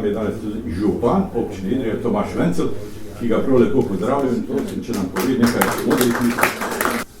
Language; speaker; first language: Slovenian; native; Slovenian